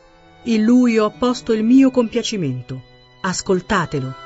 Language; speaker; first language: Italian; native; Italian